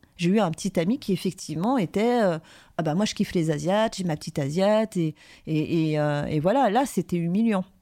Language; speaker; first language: French; native; French